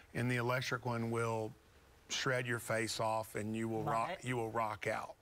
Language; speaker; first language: English; native; English